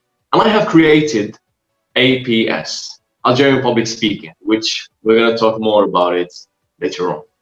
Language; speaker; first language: English; non-native, fluent; Arabic